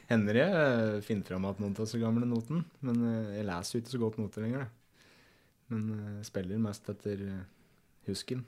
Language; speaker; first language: Norwegian; native; Norwegian